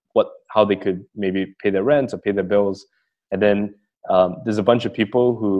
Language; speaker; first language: English; native; English